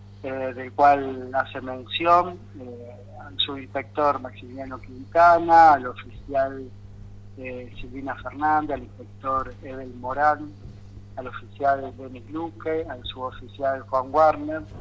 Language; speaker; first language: Spanish; native; Spanish